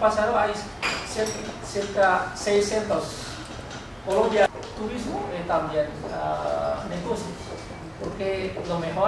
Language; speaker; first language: Spanish; non-native, learner; Indonesian